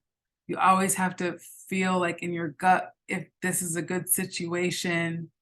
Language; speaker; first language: English; native; English